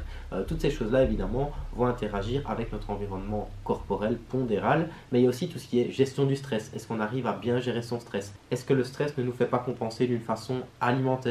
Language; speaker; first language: French; native; French